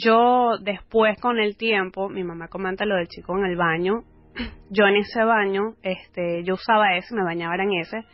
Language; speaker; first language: Spanish; native; Spanish